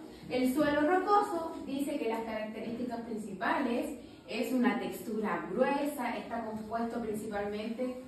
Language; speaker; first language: Spanish; native; Spanish